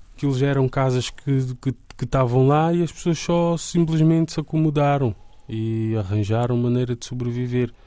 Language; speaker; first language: Portuguese; native; Portuguese